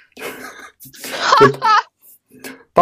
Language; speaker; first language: Chinese; native; Chinese